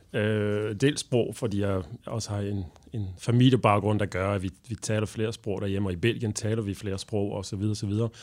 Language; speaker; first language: Danish; non-native, fluent; French